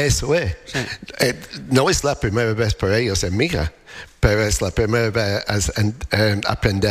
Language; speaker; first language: Spanish; non-native, fluent; English